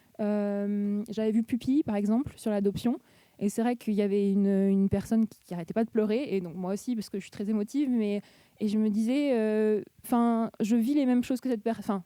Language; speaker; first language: French; native; French